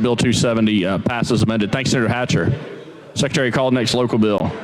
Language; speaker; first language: English; native; English